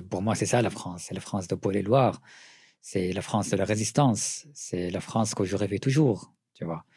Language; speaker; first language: French; non-native, fluent; Arabic